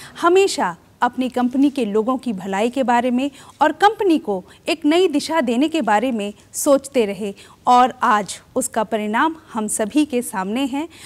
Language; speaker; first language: Hindi; native; Hindi